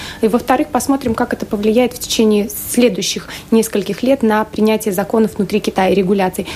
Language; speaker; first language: Russian; native; Russian